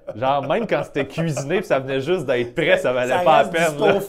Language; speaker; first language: French; native; French